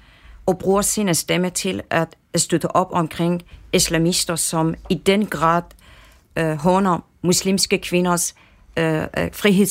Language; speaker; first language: Danish; non-native, fluent; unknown